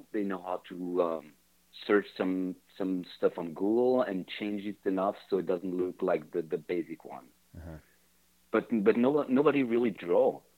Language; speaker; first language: English; non-native, fluent; French